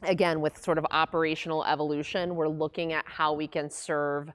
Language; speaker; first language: English; native; English